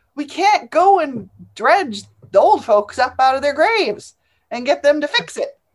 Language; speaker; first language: English; native; English